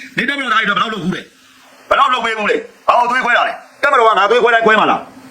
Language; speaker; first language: Burmese; native; Burmese